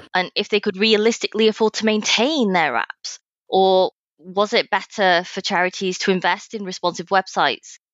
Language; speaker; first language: English; native; English